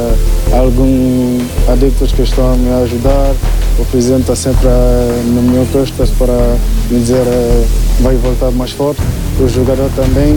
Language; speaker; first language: Portuguese; non-native, fluent; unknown